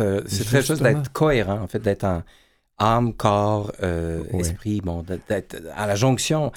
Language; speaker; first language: French; native; French